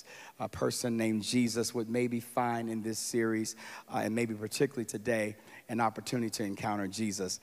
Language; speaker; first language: English; native; English